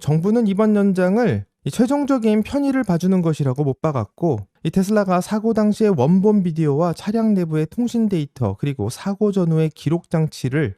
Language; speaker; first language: Korean; native; Korean